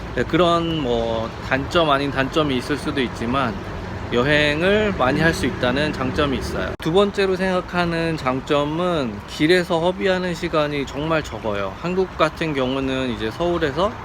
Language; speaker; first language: Korean; native; Korean